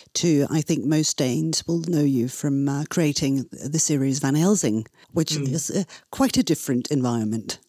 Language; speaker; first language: English; non-native, fluent; Danish